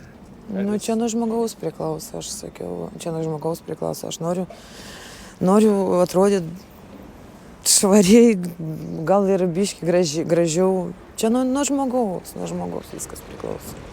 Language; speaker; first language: Lithuanian; early bilingual, other home language; Russian